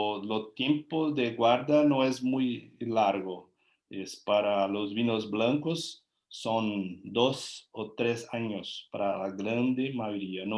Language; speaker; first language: Spanish; non-native, learner; Portuguese